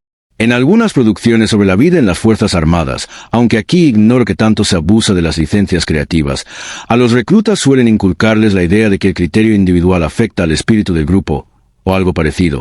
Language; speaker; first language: Spanish; native; Spanish